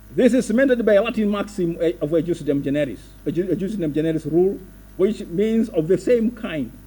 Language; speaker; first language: English; non-native, local second language; Swahili